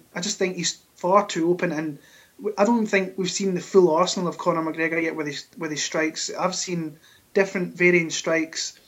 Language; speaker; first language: English; native; English